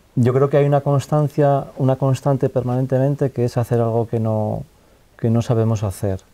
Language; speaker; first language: Spanish; native; Spanish